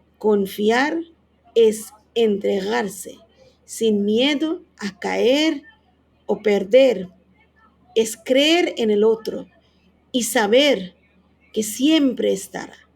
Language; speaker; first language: Spanish; non-native, fluent; Bangla